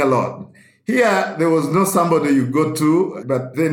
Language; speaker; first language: English; non-native, local second language; Ganda